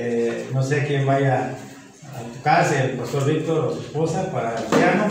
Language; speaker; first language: Spanish; native; Spanish